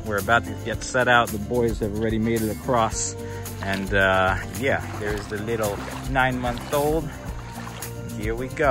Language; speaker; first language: English; native; English